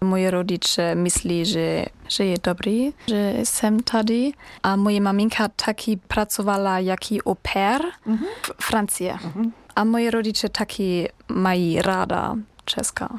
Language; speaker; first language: Czech; non-native, learner; German